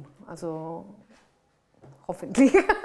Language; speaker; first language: German; non-native, fluent; Italian